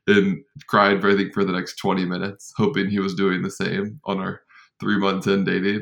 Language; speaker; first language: English; native; English